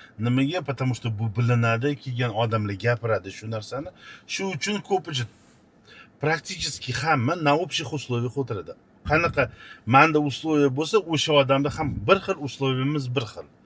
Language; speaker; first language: Uzbek; non-native, local second language; Russian